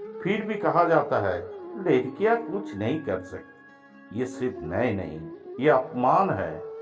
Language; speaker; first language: Hindi; non-native, local second language; Bangla